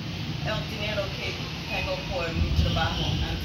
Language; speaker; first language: Spanish; non-native, learner; English